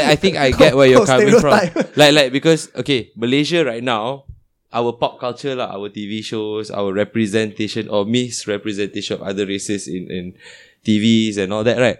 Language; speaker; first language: English; non-native, local second language; Malay